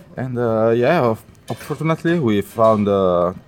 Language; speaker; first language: English; non-native, learner; Italian